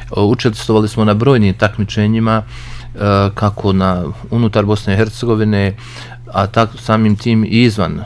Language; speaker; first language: Bosnian; native; Bosnian